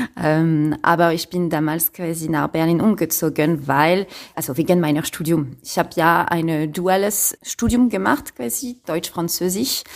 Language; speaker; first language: German; non-native, fluent; French